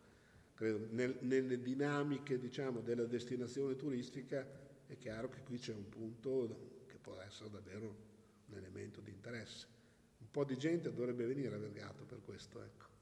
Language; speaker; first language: Italian; native; Italian